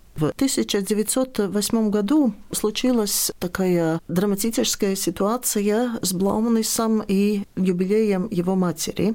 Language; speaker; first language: Russian; non-native, local second language; Latvian